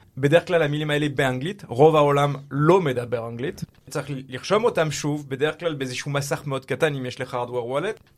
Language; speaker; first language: Hebrew; non-native, fluent; French